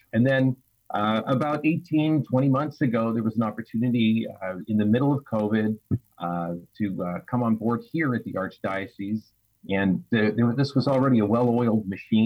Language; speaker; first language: English; native; English